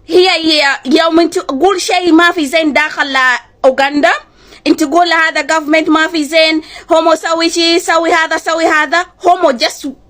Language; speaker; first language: Arabic; non-native, learner; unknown